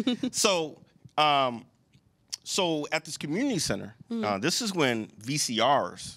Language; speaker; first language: English; native; English